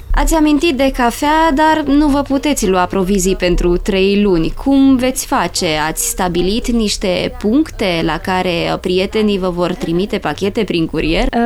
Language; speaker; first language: Romanian; native; Romanian